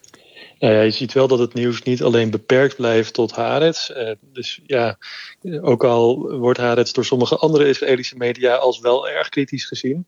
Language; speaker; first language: Dutch; native; Dutch